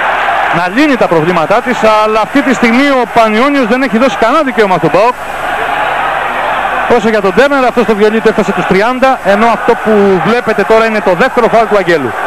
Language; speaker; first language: Greek; native; Greek